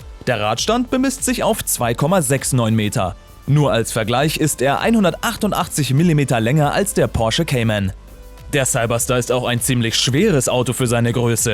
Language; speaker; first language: German; native; German